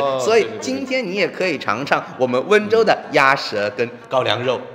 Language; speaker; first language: Chinese; native; Chinese